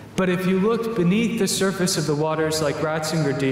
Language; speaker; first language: English; native; English